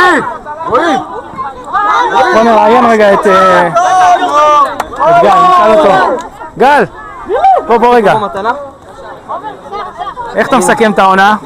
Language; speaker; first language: Hebrew; native; Hebrew